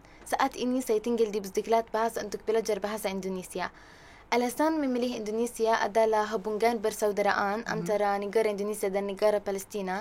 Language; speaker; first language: Indonesian; non-native, learner; Arabic